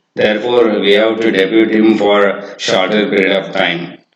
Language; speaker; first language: English; non-native, local second language; Kannada